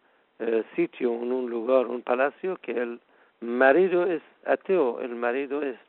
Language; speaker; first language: Spanish; non-native, fluent; Persian